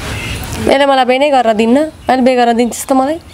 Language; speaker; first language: Nepali; native; Nepali